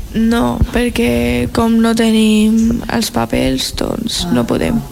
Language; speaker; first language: Catalan; early bilingual, other home language; Georgian